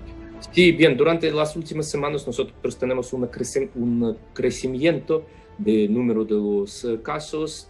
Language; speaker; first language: Spanish; non-native, fluent; Russian